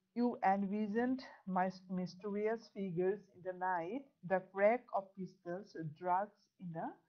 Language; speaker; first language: English; non-native, local second language; Assamese